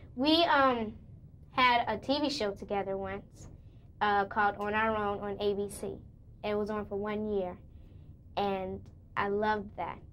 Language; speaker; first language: English; native; English